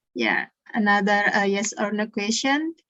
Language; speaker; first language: English; non-native, learner; Indonesian